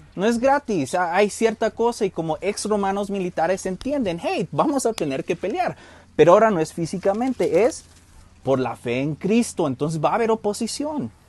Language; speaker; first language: Spanish; early bilingual, heritage; Spanish